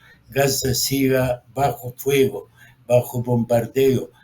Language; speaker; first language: Spanish; non-native, fluent; Arabic